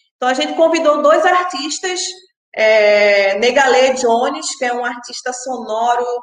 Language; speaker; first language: Portuguese; native; Portuguese